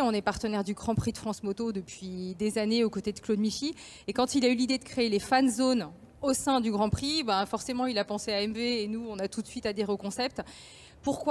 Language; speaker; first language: French; native; French